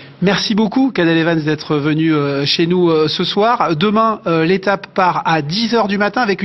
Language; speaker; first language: French; native; French